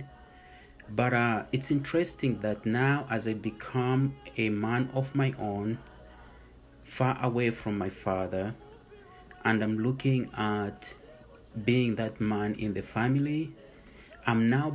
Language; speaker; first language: English; non-native, local second language; Bemba